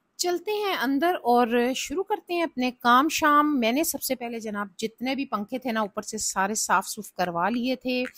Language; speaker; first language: Urdu; native; Urdu